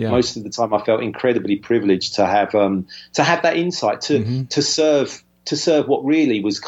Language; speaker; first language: English; native; English